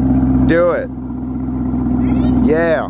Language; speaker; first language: English; native; English